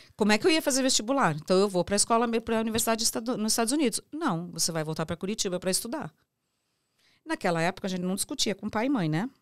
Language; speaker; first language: Portuguese; early bilingual, heritage; Portuguese